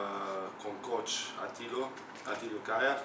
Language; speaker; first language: Italian; non-native, fluent; Slovenian